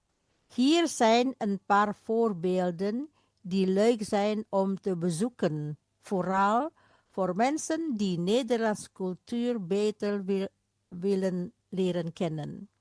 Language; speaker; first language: Dutch; non-native, fluent; Indonesian